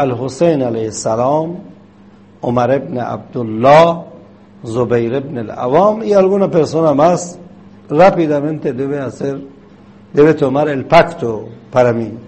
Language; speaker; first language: Spanish; non-native, fluent; Persian